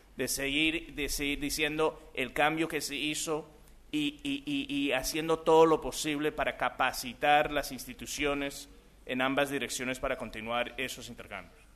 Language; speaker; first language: Spanish; early bilingual, other home language; English